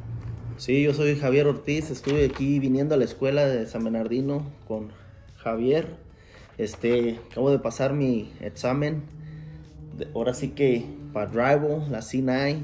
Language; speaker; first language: Spanish; native; Spanish